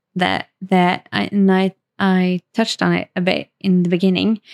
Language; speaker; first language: English; non-native, fluent; Swedish